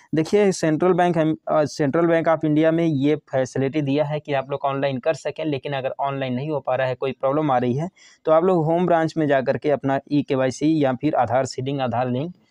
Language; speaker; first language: Hindi; native; Hindi